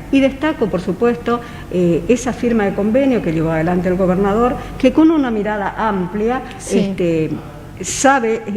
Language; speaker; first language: Spanish; native; Spanish